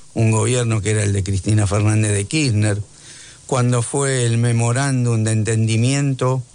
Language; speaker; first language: Spanish; native; Spanish